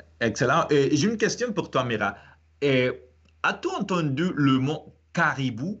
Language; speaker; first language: French; non-native, fluent; Spanish